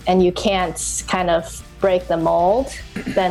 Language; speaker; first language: English; non-native, fluent; Chinese